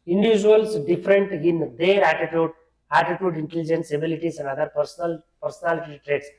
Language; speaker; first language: English; non-native, local second language; Kannada